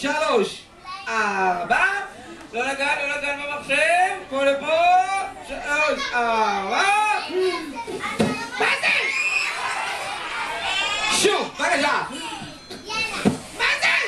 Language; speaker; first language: Hebrew; native; Hebrew